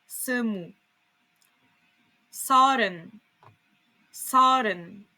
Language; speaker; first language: Korean; non-native, fluent; Serbian